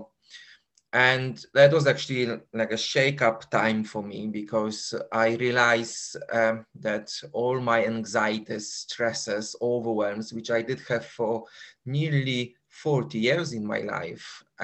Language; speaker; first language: English; non-native, fluent; Polish